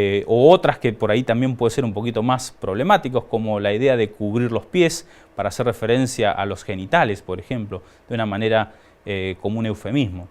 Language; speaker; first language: Spanish; native; Spanish